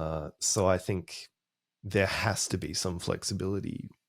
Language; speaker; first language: English; native; English